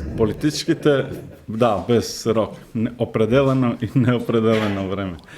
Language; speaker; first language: Macedonian; non-native, local second language; Albanian